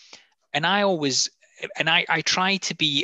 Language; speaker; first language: English; native; English